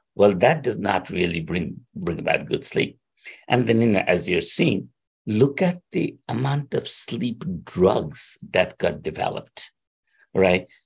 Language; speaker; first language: English; non-native, local second language; Bangla